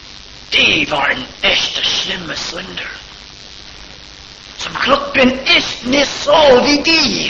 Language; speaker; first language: German; non-native, fluent; English